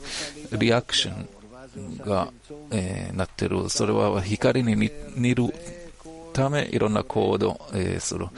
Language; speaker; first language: Japanese; non-native, learner; Hebrew